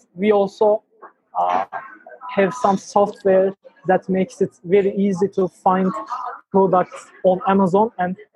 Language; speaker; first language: English; non-native, fluent; Turkish